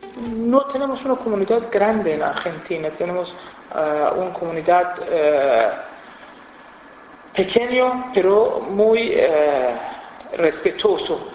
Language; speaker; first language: Spanish; non-native, fluent; Persian